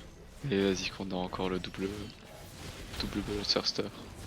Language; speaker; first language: French; native; French